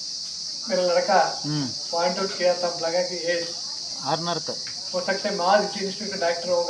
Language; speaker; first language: Hindi; non-native, local second language; Telugu